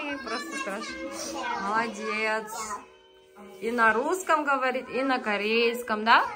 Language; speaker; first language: Russian; non-native, local second language; Kazakh